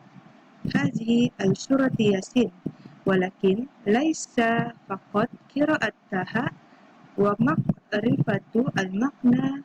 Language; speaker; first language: Arabic; non-native, learner; Malay